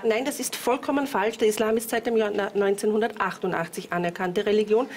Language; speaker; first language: German; native; German